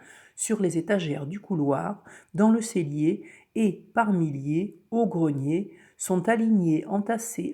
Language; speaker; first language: French; native; French